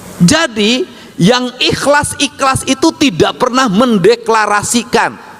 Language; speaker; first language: Indonesian; native; Indonesian